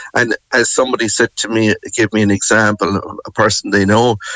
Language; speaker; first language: English; native; English